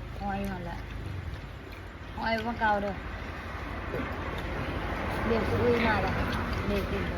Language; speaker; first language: Thai; non-native, local second language; Lao